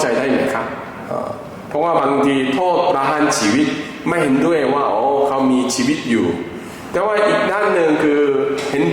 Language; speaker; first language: Thai; non-native, fluent; Korean